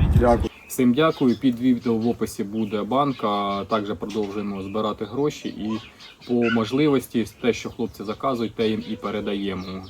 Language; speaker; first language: Ukrainian; native; Ukrainian